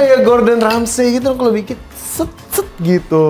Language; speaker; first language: Indonesian; native; Indonesian